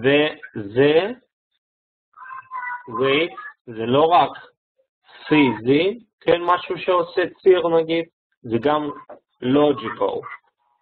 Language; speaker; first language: Hebrew; non-native, fluent; Russian